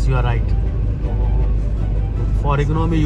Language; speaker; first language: English; non-native, local second language; Hindi